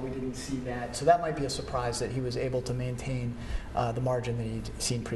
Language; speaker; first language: English; native; English